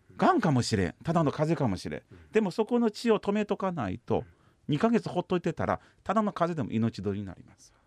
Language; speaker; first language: Japanese; non-native, fluent; Chinese